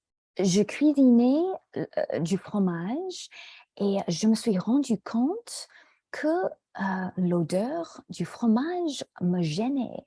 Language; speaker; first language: French; non-native, fluent; English